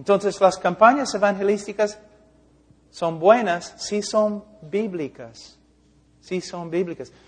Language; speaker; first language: Spanish; non-native, fluent; English